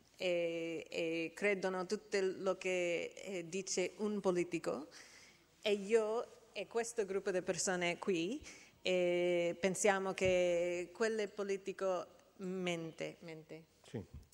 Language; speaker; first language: Italian; non-native, learner; English